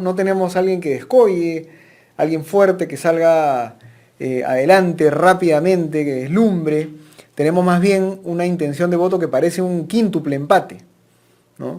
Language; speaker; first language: Spanish; native; Spanish